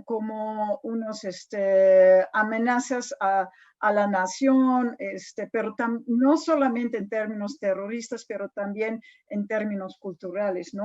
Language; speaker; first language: Spanish; non-native, fluent; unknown